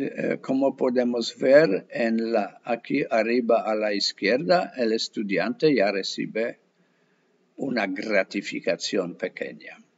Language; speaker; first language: Spanish; non-native, fluent; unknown